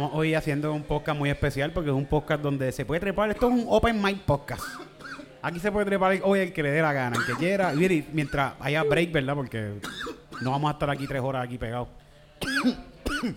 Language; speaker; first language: Spanish; native; Spanish